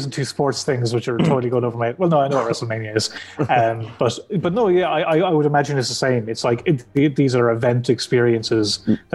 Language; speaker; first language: English; native; English